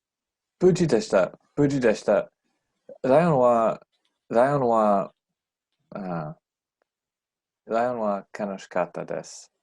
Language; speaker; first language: Japanese; non-native, learner; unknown